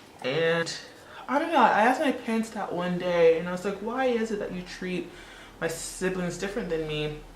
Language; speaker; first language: English; early bilingual, other home language; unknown